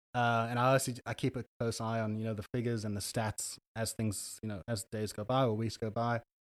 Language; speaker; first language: English; native; English